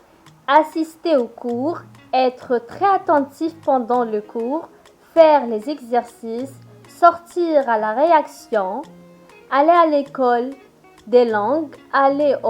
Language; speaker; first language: French; non-native, local second language; Arabic